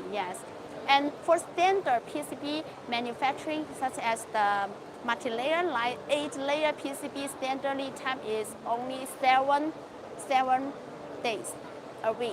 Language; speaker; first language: English; non-native, local second language; Chinese